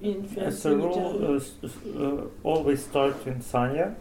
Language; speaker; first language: English; non-native, learner; Ukrainian